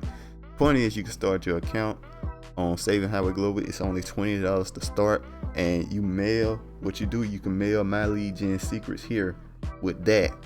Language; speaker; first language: English; native; English